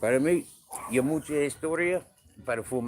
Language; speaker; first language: Spanish; non-native, learner; English